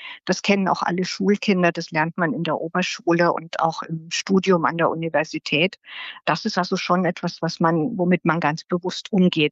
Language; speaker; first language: German; native; German